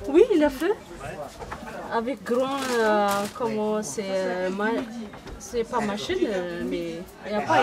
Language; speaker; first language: French; non-native, learner; Amharic